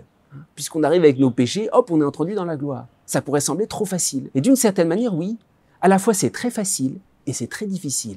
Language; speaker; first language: French; native; French